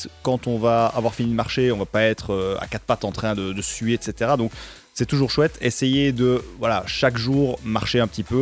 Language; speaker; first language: French; native; French